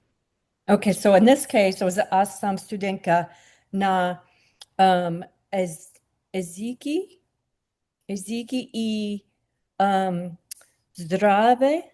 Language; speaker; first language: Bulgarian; non-native, learner; English